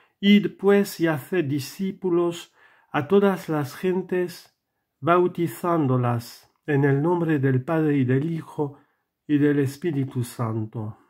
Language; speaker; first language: Spanish; non-native, fluent; French